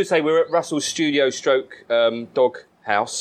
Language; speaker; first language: English; native; English